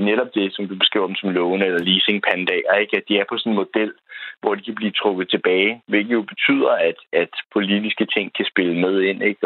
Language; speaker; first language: Danish; native; Danish